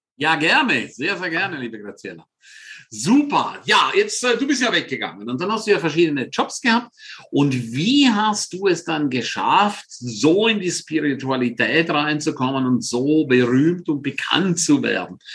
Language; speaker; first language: German; non-native, local second language; Romansh